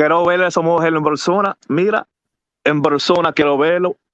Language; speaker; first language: Spanish; early bilingual, heritage; English